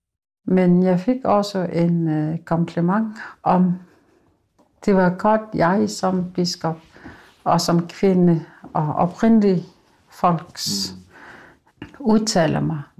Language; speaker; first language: Danish; non-native, local second language; Kalaallisut